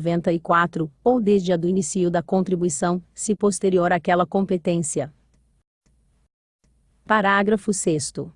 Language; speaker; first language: Portuguese; native; Portuguese